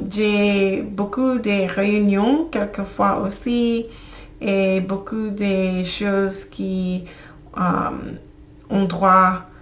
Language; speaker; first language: French; non-native, learner; English